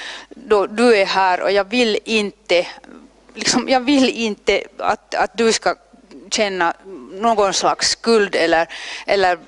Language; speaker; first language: Swedish; non-native, local second language; Finnish